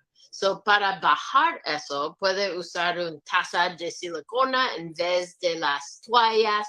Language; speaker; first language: Spanish; non-native, learner; English